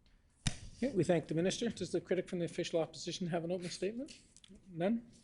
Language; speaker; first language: English; native; English